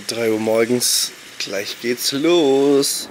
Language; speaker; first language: German; native; German